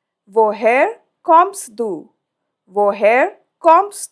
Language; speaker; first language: German; non-native, fluent; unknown